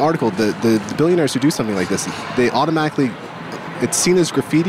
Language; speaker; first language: English; native; English